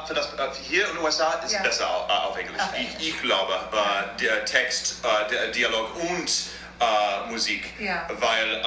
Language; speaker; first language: German; non-native, fluent; English